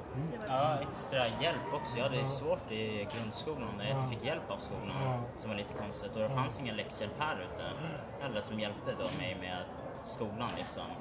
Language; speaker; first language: Swedish; native; Swedish